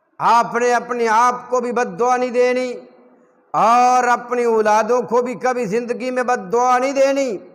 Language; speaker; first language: Urdu; non-native, local second language; Punjabi